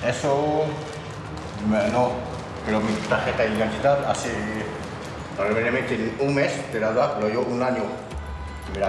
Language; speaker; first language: Spanish; non-native, learner; French